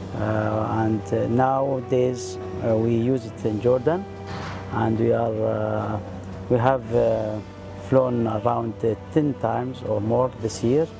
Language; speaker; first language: English; non-native, fluent; Arabic